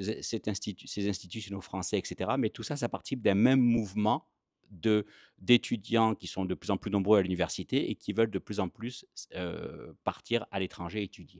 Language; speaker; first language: French; native; French